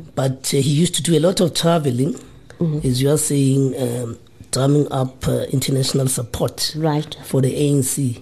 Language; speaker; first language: English; non-native, local second language; Zulu